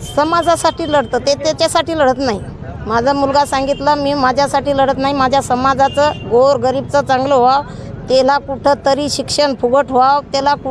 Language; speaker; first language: Marathi; non-native, local second language; Lambadi